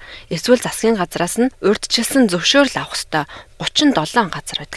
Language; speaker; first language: Mongolian; native; Mongolian